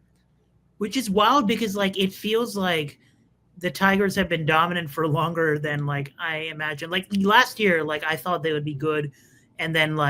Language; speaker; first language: English; native; English